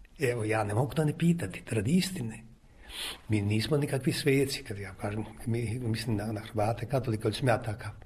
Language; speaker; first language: Croatian; native; Croatian